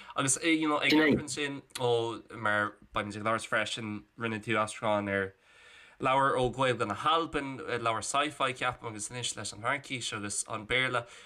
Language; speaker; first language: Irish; non-native, local second language; English